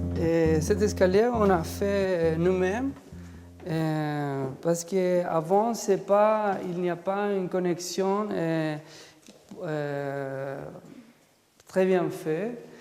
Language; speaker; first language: French; non-native, fluent; Spanish